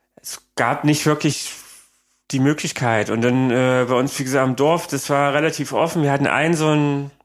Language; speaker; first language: German; native; German